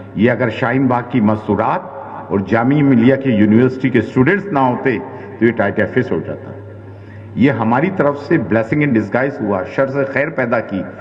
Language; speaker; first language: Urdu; native; Urdu